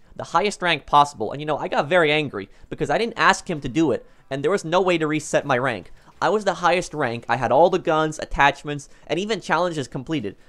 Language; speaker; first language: English; native; English